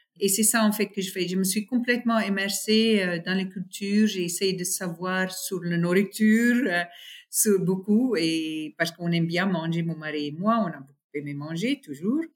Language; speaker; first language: French; non-native, fluent; Afrikaans